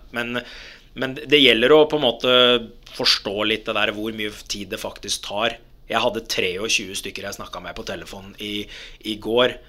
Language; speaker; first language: Norwegian; early bilingual, other home language; Arabic